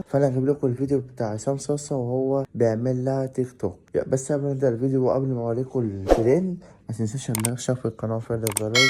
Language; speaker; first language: Arabic; native; Arabic